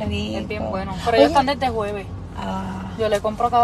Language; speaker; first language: Spanish; native; Spanish